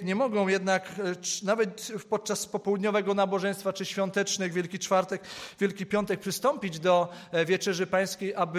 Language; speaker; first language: Polish; native; Polish